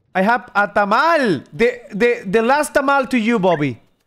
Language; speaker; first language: English; non-native, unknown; Spanish